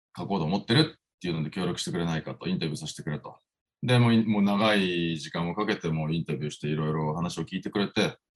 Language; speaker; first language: Japanese; native; Japanese